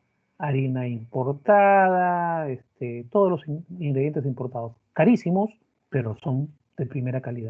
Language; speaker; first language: Spanish; native; Spanish